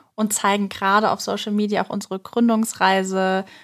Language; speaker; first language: German; native; German